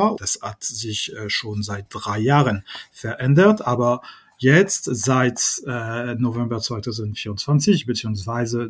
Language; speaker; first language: German; non-native, fluent; French